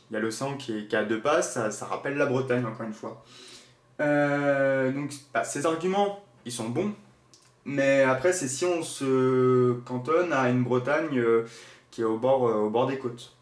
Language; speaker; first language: French; native; French